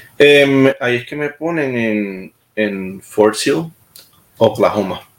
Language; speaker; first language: Spanish; native; Spanish